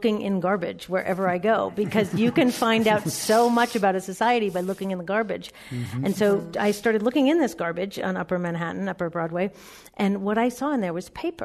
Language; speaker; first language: English; native; English